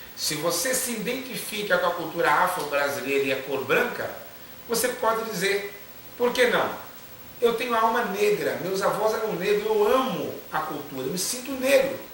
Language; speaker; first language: Portuguese; native; Portuguese